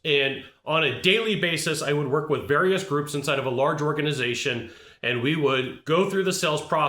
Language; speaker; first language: English; native; English